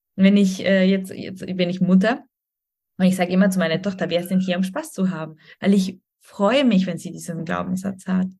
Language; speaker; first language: German; non-native, fluent; Spanish